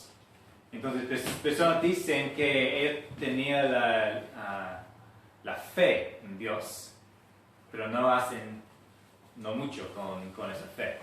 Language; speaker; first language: Spanish; non-native, fluent; English